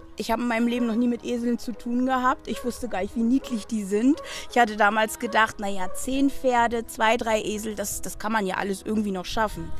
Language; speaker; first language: German; native; German